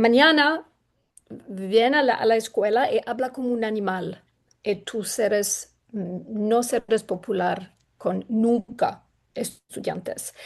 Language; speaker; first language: Spanish; non-native, learner; English